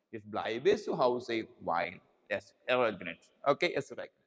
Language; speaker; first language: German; non-native, learner; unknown